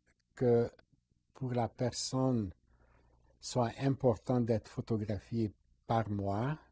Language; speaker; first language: French; non-native, fluent; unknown